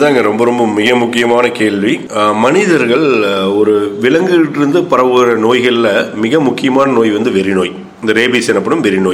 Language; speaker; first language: Tamil; native; Tamil